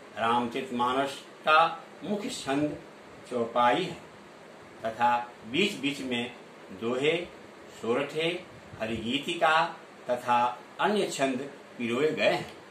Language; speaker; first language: Hindi; native; Hindi